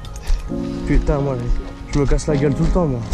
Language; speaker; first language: French; native; French